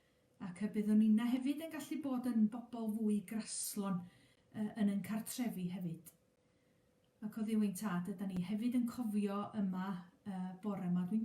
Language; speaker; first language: Welsh; native; Welsh